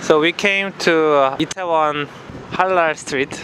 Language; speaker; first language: English; non-native, learner; Korean